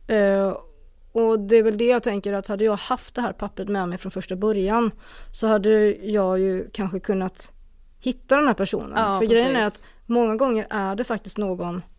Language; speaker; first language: Swedish; native; Swedish